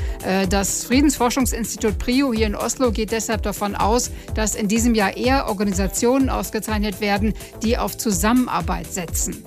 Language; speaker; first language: German; native; German